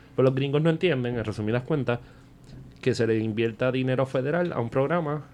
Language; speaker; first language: Spanish; native; Spanish